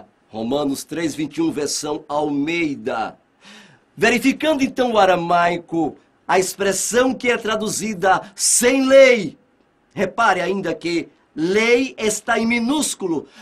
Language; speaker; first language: Portuguese; native; Portuguese